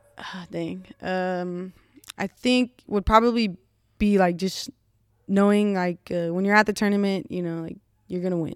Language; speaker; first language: English; native; English